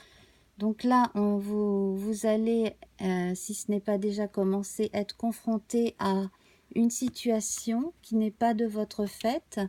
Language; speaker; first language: French; native; French